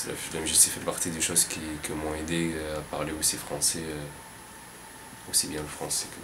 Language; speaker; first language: French; non-native, fluent; Arabic